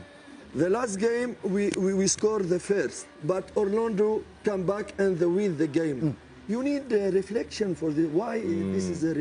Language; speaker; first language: English; non-native, learner; French